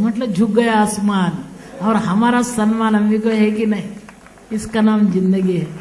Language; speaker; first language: Hindi; non-native, local second language; Marathi